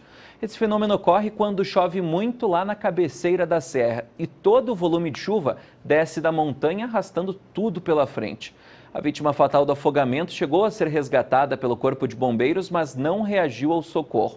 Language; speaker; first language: Portuguese; native; Portuguese